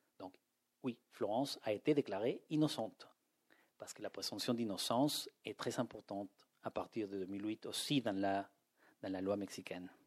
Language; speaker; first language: French; non-native, fluent; Spanish